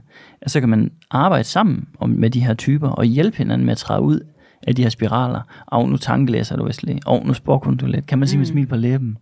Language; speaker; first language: Danish; native; Danish